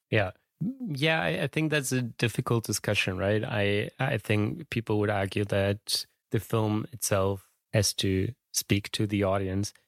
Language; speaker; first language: English; non-native, fluent; German